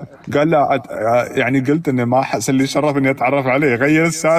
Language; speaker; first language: Arabic; native; Arabic